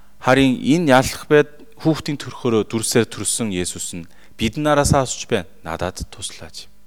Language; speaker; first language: Mongolian; non-native, fluent; Korean